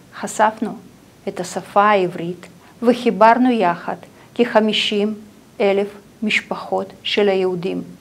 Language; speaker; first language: Hebrew; non-native, fluent; Russian